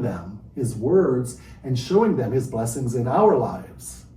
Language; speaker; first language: English; native; English